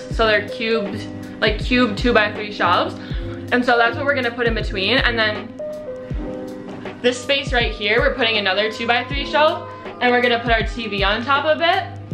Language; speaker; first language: English; native; English